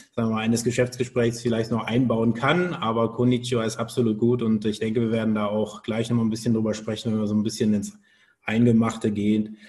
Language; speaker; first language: German; native; German